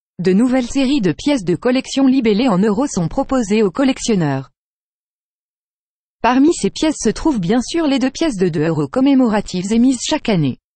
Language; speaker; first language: French; native; French